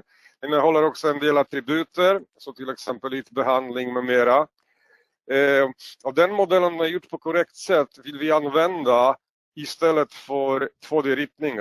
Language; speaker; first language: Swedish; non-native, fluent; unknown